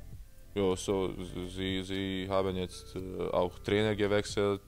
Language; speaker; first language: German; non-native, fluent; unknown